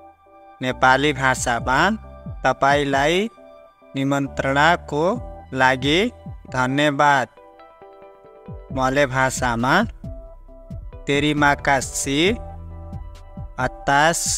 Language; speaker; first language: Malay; non-native, learner; Nepali